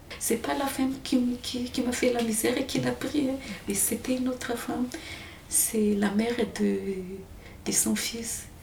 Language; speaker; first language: French; non-native, local second language; Malagasy